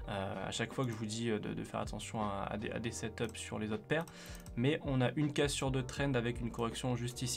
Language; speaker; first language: French; native; French